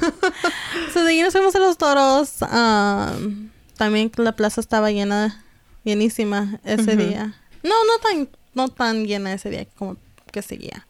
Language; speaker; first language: Spanish; early bilingual, heritage; Spanish